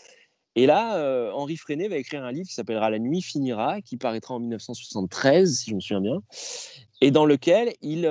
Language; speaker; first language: French; native; French